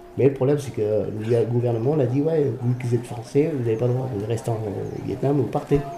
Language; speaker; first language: French; early bilingual, other home language; Vietnamese